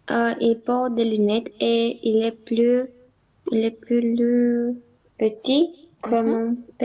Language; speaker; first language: French; non-native, learner; Romanian